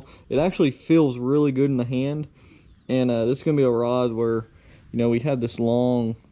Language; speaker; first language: English; native; English